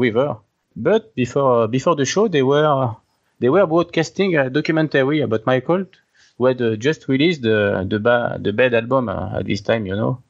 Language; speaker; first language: English; non-native, learner; French